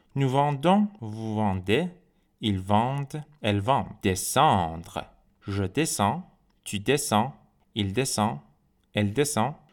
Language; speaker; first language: French; non-native, fluent; Persian